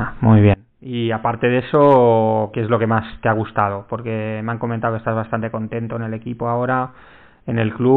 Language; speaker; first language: Spanish; native; Spanish